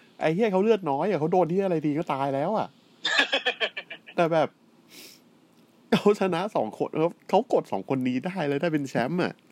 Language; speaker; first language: Thai; native; Thai